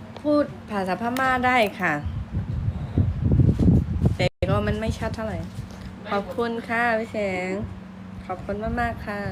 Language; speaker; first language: Thai; non-native, local second language; Shan